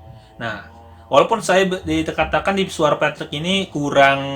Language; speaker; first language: Indonesian; native; Indonesian